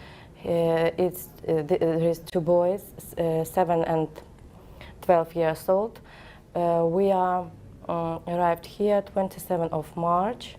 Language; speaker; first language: English; non-native, learner; Ukrainian